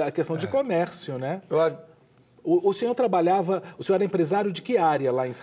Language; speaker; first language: Portuguese; native; Portuguese